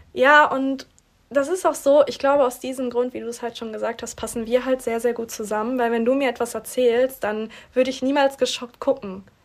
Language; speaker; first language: German; early bilingual, other home language; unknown